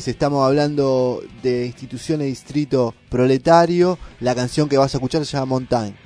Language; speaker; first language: Spanish; native; Spanish